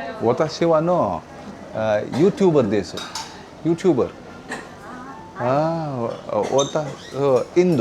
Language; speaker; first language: Japanese; non-native, learner; Kannada